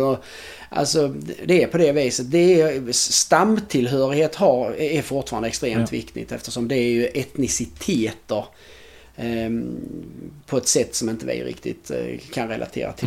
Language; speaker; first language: Swedish; native; Swedish